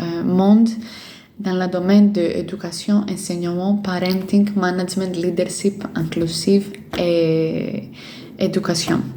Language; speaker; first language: French; non-native, fluent; Greek